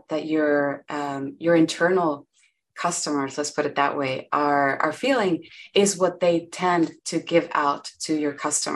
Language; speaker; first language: English; non-native, fluent; Spanish